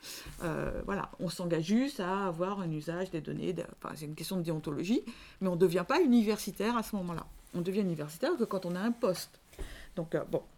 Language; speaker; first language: French; native; French